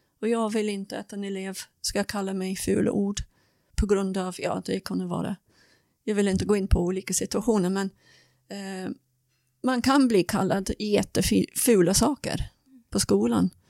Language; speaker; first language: Swedish; non-native, fluent; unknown